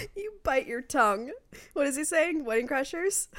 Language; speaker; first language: English; native; English